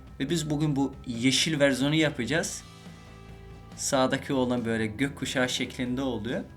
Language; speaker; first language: Turkish; early bilingual, heritage; Turkish